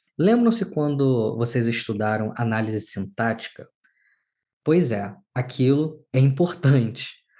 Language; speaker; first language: Portuguese; native; Portuguese